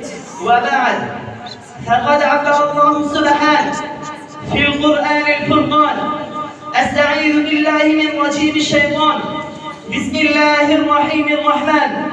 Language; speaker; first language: Arabic; non-native, learner; Bangla